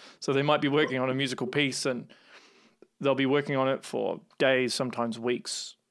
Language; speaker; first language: English; native; English